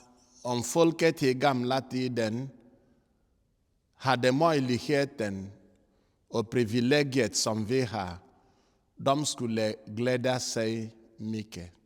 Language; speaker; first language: Swedish; non-native, fluent; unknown